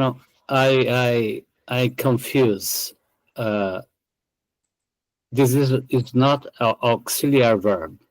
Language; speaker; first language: English; non-native, learner; Portuguese